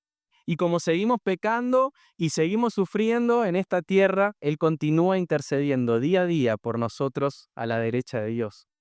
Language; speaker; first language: Spanish; native; Spanish